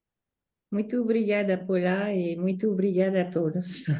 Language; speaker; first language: Portuguese; non-native, learner; Spanish